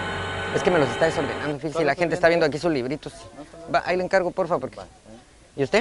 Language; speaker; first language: Spanish; native; Spanish